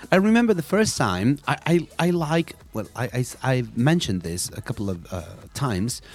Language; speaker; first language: English; non-native, fluent; Spanish